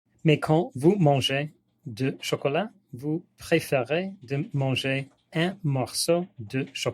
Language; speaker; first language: French; non-native, learner; English